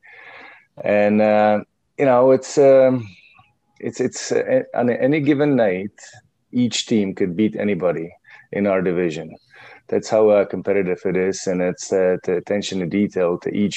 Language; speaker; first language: English; non-native, fluent; Czech